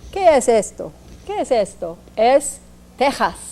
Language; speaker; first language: Spanish; non-native, learner; English